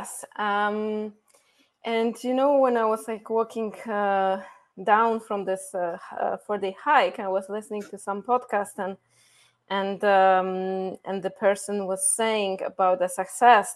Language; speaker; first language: English; non-native, fluent; Polish